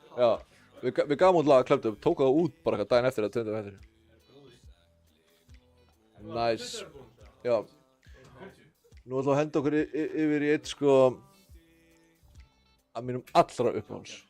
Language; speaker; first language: Icelandic; native; Icelandic